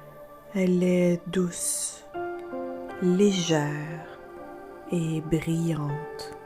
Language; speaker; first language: French; native; French